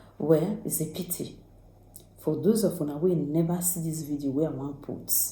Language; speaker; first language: Nigerian Pidgin; native; Nigerian Pidgin